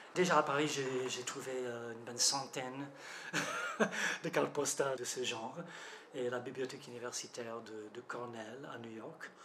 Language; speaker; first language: French; non-native, fluent; English